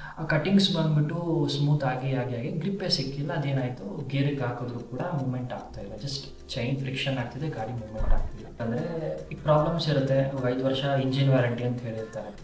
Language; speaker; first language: Kannada; native; Kannada